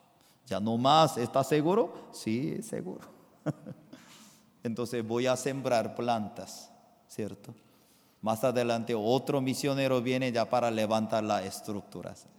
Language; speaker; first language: Spanish; non-native, fluent; Korean